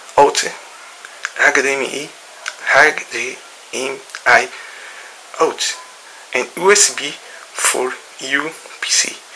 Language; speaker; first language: English; non-native, learner; Portuguese